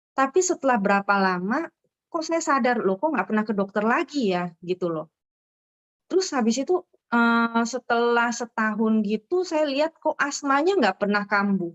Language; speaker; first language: Indonesian; native; Indonesian